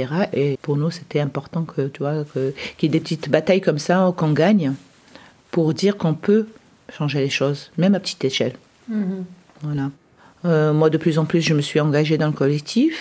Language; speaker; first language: French; early bilingual, other home language; Arabic